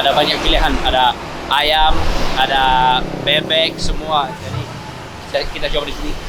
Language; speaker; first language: Indonesian; non-native, fluent; English